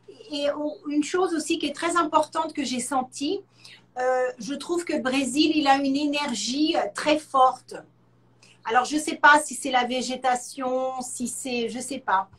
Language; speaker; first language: French; native; French